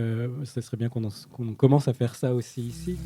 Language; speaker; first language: French; native; French